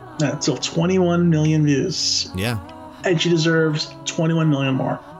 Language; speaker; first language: English; native; English